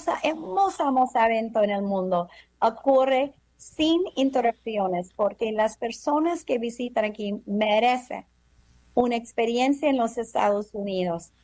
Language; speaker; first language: Spanish; non-native, fluent; English